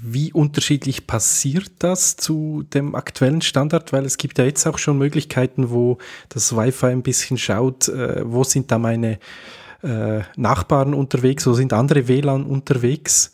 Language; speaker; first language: German; native; German